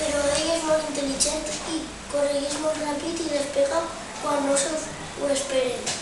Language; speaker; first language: Catalan; non-native, local second language; Spanish